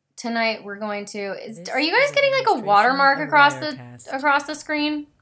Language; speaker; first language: English; native; English